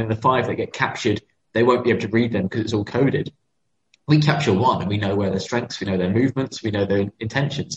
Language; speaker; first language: English; native; English